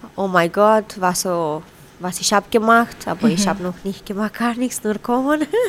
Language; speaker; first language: German; non-native, learner; Romanian